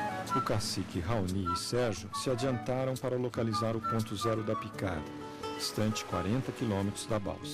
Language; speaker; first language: Portuguese; native; Portuguese